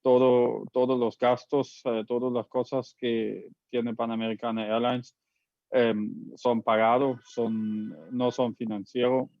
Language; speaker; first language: Spanish; non-native, fluent; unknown